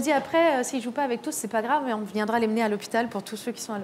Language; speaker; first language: French; native; French